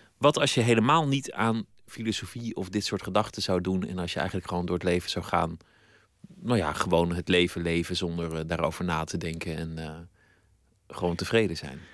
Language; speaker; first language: Dutch; native; Dutch